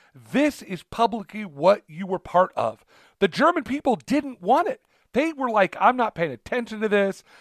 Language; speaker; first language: English; early bilingual, other home language; Italian